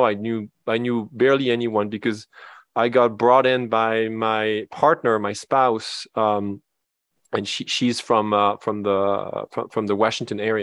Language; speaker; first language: English; non-native, fluent; French